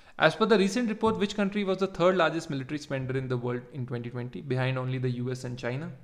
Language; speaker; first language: English; non-native, local second language; Hindi